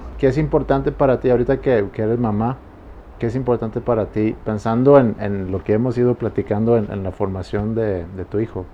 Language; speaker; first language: Spanish; non-native, fluent; Swedish